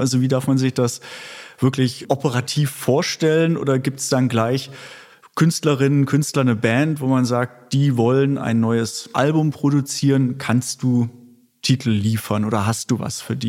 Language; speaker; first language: German; native; German